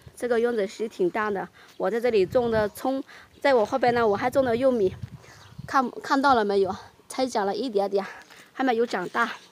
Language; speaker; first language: Chinese; non-native, fluent; Lao